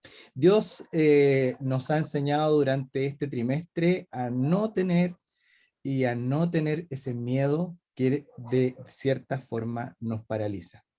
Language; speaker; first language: Spanish; native; Spanish